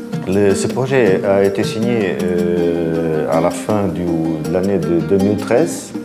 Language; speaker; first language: French; non-native, fluent; Portuguese